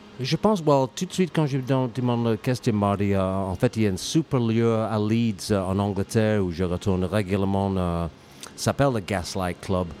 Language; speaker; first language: French; non-native, fluent; English